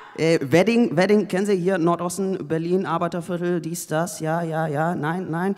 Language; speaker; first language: German; native; German